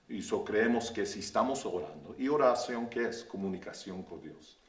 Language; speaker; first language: Spanish; early bilingual, other home language; English